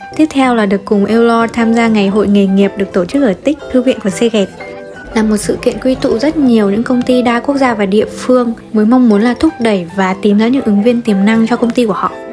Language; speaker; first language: Vietnamese; native; Vietnamese